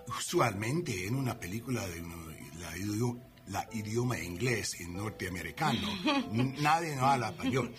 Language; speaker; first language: Spanish; non-native, learner; English